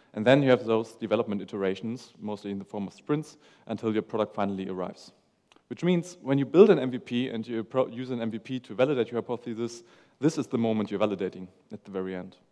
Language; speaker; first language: English; non-native, fluent; German